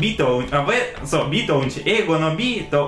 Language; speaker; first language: Japanese; non-native, fluent; Russian